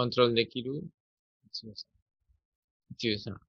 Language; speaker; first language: Japanese; non-native, learner; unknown